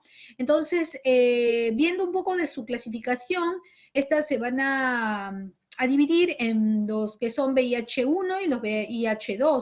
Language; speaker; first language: Spanish; native; Spanish